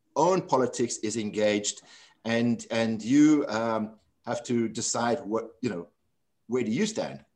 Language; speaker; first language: English; non-native, local second language; Afrikaans